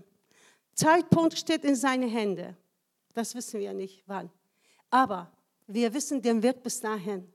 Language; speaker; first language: German; non-native, fluent; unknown